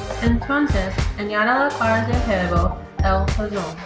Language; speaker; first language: Spanish; non-native, learner; English